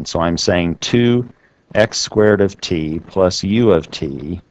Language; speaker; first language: English; native; English